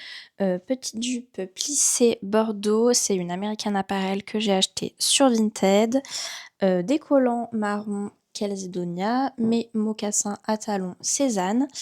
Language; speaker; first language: French; native; French